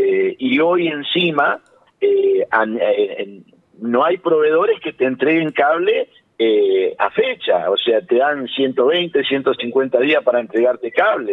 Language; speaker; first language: Spanish; native; Spanish